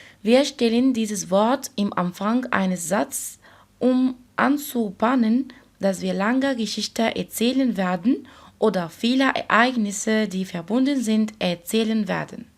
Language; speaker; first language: German; non-native, fluent; Arabic